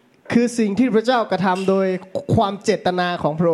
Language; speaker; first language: Thai; native; Thai